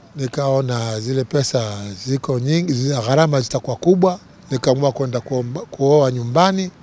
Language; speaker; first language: Swahili; native; Swahili